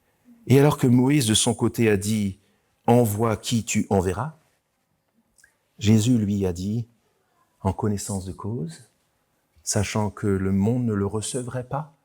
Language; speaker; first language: French; native; French